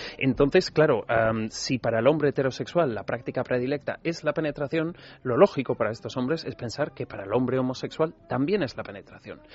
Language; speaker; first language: Spanish; native; Spanish